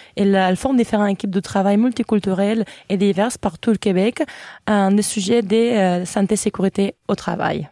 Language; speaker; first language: French; non-native, fluent; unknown